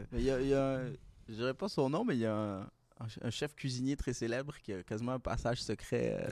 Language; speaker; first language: French; native; French